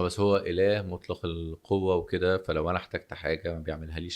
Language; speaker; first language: Arabic; native; Arabic